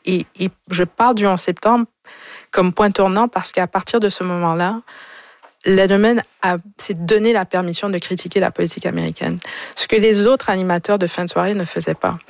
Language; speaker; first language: French; native; French